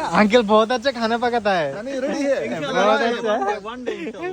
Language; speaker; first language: Hindi; non-native, learner; Bangla